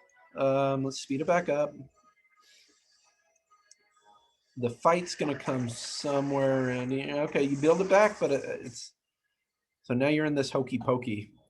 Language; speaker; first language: English; native; English